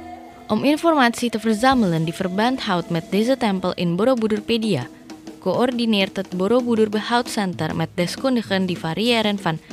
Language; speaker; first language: Dutch; non-native, learner; Indonesian